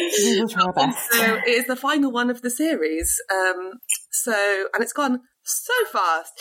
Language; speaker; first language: English; native; English